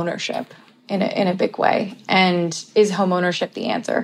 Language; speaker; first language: English; native; English